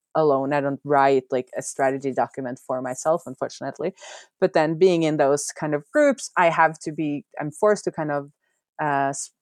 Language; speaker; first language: English; non-native, fluent; Norwegian